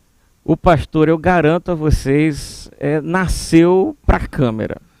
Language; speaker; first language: Portuguese; native; Portuguese